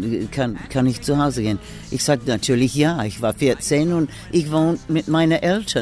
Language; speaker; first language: German; non-native, fluent; English